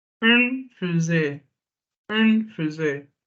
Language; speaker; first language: French; non-native, learner; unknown